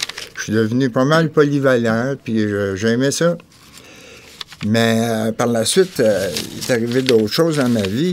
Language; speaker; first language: French; native; French